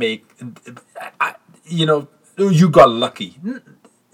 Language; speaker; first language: English; non-native, local second language; Punjabi